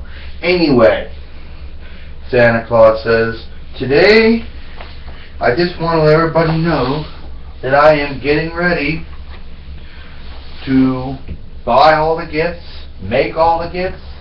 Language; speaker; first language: English; native; English